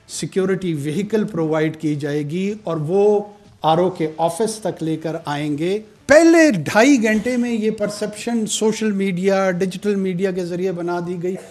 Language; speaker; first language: Urdu; non-native, local second language; Pashto